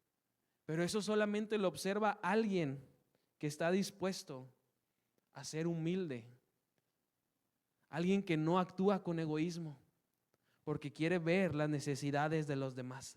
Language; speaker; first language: Spanish; native; Spanish